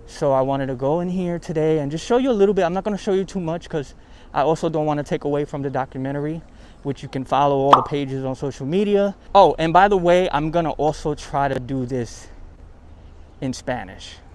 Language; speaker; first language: English; native; English